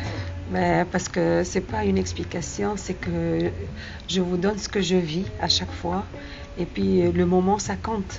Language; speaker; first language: French; non-native, fluent; Arabic